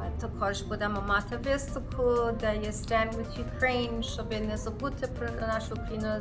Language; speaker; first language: Ukrainian; early bilingual, heritage; Ukrainian